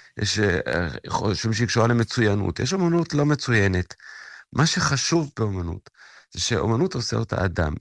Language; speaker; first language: Hebrew; native; Hebrew